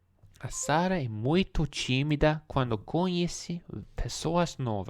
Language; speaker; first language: Portuguese; non-native, learner; English